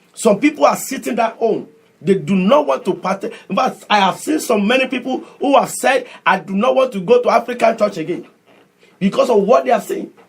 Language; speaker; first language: English; non-native, local second language; Yoruba